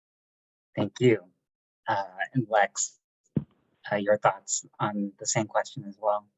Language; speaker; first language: English; native; English